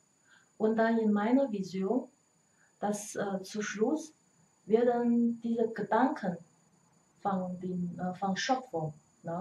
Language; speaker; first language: German; non-native, learner; Chinese